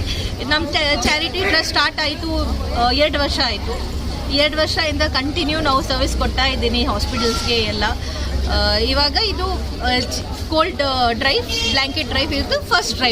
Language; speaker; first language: Kannada; non-native, local second language; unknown